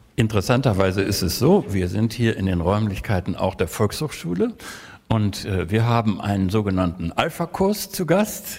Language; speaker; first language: German; native; German